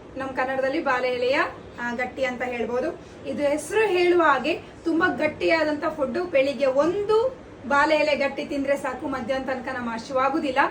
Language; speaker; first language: Kannada; non-native, local second language; Tulu